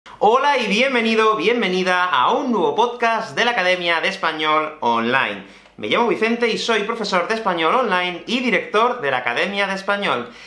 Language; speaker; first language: Spanish; native; Spanish